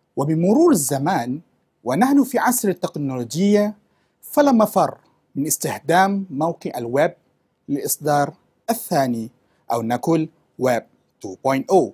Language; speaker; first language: Arabic; non-native, fluent; Malay